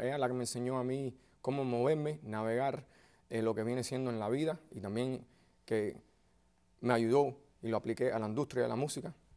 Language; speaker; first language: Spanish; early bilingual, heritage; Spanish